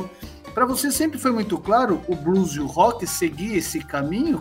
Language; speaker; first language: Portuguese; native; Portuguese